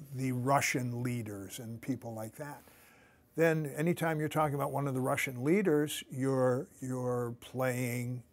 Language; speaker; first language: English; native; English